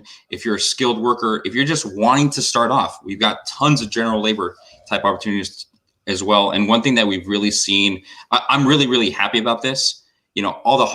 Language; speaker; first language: English; native; English